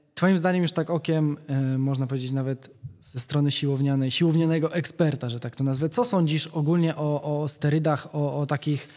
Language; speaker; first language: Polish; native; Polish